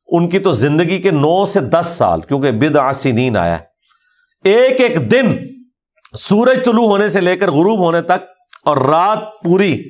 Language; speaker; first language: Urdu; non-native, local second language; Punjabi